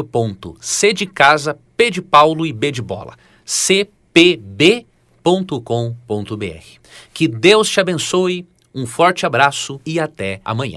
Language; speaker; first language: Portuguese; native; Portuguese